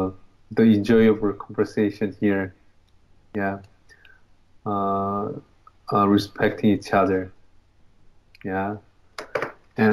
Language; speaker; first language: English; non-native, learner; Korean